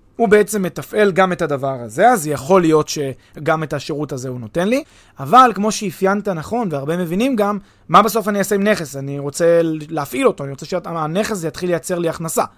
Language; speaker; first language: Hebrew; native; Hebrew